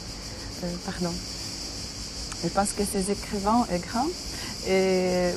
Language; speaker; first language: French; non-native, learner; Ukrainian